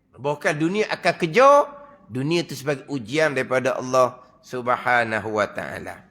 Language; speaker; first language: Malay; native; Malay